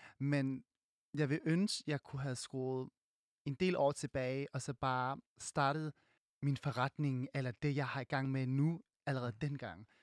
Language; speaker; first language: Danish; early bilingual, other home language; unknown